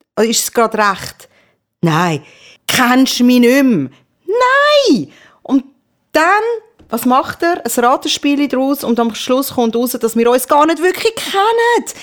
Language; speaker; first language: German; early bilingual, other home language; Persian